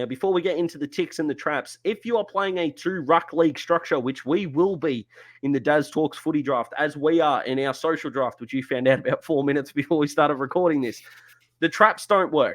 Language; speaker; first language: English; native; English